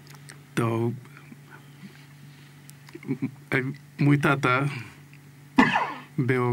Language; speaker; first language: Polish; non-native, learner; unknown